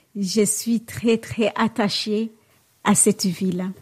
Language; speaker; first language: French; non-native, local second language; Swahili